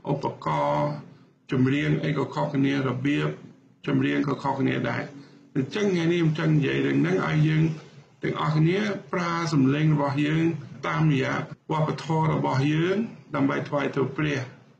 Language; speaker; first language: Khmer; non-native, fluent; English